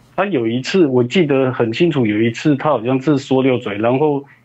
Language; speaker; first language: Chinese; native; Chinese